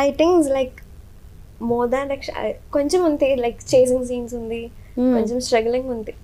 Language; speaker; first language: Telugu; non-native, learner; Malayalam